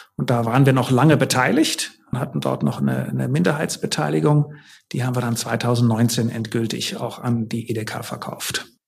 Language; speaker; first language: German; native; German